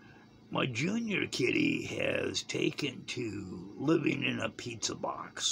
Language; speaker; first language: English; native; English